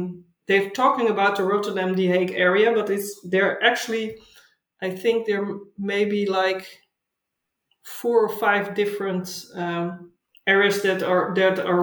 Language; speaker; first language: English; non-native, fluent; Dutch